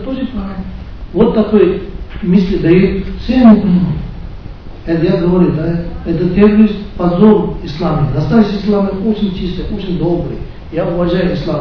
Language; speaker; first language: Russian; non-native, learner; Tibetan